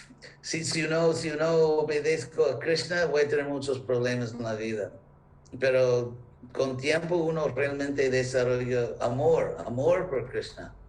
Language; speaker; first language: Spanish; non-native, fluent; English